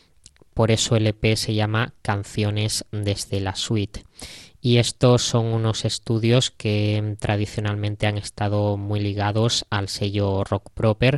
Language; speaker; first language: Spanish; native; Spanish